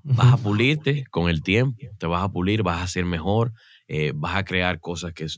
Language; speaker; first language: Spanish; native; Spanish